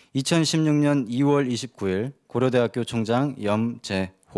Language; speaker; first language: Korean; native; Korean